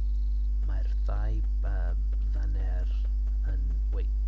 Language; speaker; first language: Welsh; non-native, learner; English